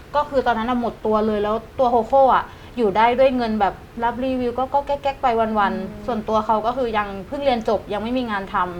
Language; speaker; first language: Thai; native; Thai